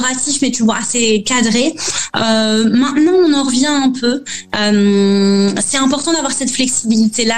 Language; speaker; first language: French; native; French